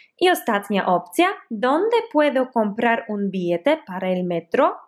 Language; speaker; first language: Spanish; non-native, fluent; Polish